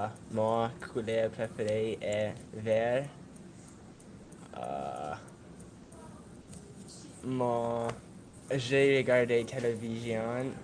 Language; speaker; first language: French; non-native, learner; English